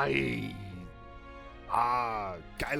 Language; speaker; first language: German; native; German